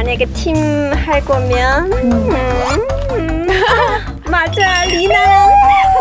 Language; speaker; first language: Korean; non-native, fluent; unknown